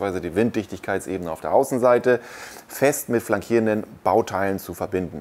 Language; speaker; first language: German; native; German